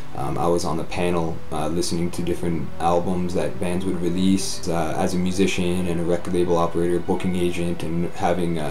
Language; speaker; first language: English; native; English